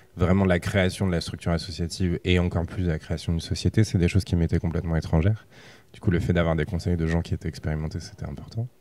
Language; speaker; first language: French; native; French